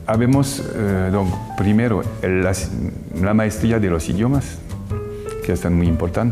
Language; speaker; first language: Spanish; non-native, fluent; French